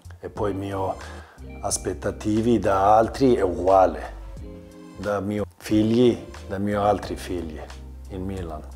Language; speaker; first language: Italian; non-native, learner; Swedish